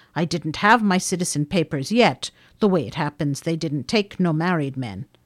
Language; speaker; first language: English; non-native, fluent; Finnish